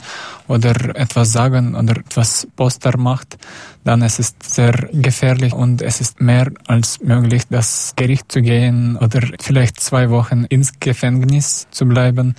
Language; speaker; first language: German; non-native, learner; Russian